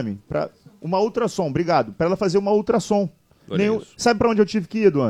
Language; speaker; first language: Portuguese; native; Portuguese